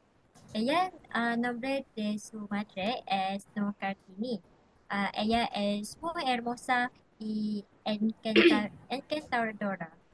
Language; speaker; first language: Spanish; non-native, learner; Malay